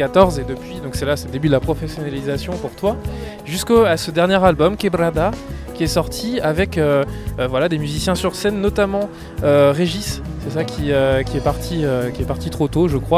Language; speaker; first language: French; native; French